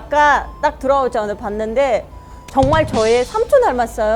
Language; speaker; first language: Korean; non-native, fluent; Mongolian